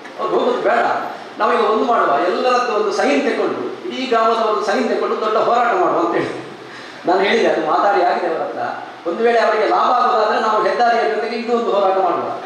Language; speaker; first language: Kannada; non-native, local second language; Tulu